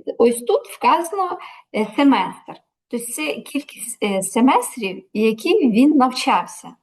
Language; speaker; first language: Ukrainian; native; Ukrainian